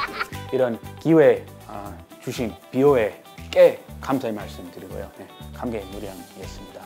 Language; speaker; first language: Korean; non-native, fluent; English